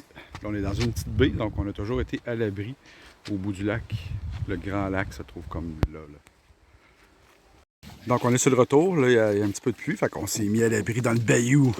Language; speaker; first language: French; native; French